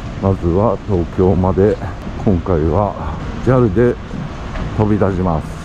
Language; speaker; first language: Japanese; native; Japanese